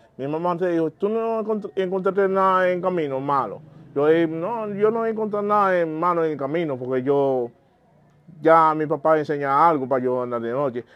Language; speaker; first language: Spanish; non-native, learner; Haitian Creole